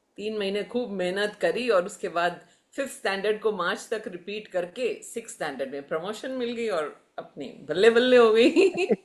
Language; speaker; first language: Hindi; native; Hindi